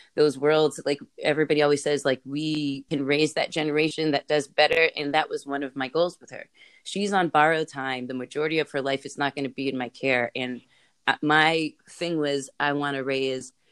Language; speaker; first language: English; native; English